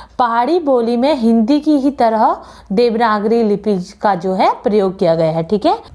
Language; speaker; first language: Hindi; native; Hindi